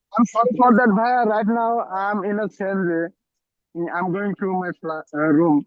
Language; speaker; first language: English; non-native, learner; Bangla